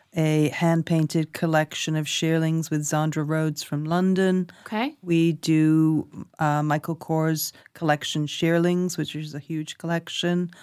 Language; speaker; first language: English; native; English